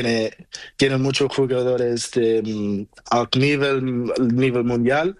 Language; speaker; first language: Spanish; non-native, learner; Portuguese